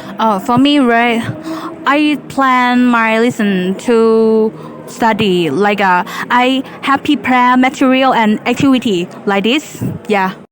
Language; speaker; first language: English; non-native, learner; Thai